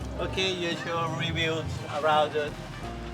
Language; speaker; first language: English; non-native, learner; Thai